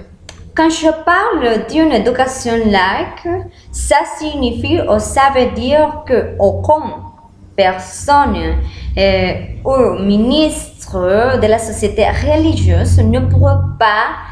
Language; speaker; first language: French; non-native, learner; Spanish